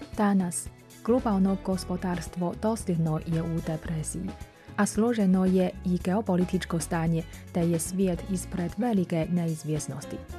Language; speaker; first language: Croatian; non-native, fluent; Chinese